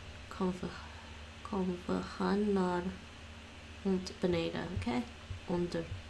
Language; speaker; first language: German; non-native, learner; English